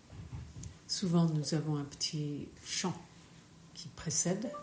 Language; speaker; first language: French; non-native, fluent; English